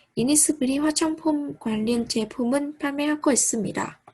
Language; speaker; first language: Korean; non-native, fluent; Vietnamese